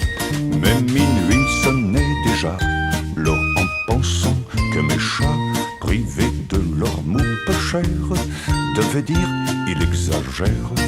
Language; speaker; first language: French; native; French